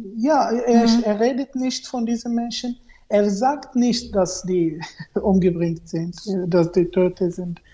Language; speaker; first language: German; non-native, learner; Arabic